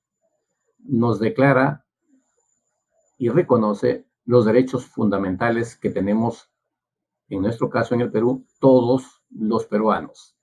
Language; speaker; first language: Spanish; native; Spanish